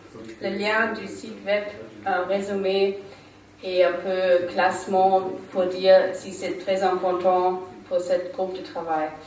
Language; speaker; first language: French; non-native, learner; German